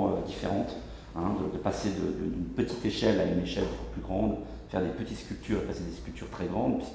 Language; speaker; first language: French; native; French